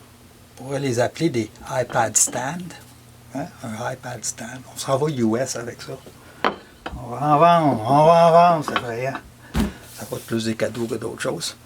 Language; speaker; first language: French; native; French